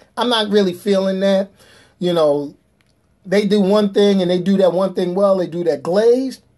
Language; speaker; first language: English; native; English